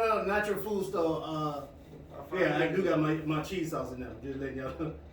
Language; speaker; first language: English; native; English